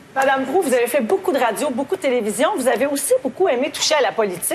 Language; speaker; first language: French; native; French